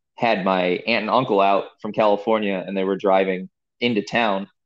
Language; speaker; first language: English; native; English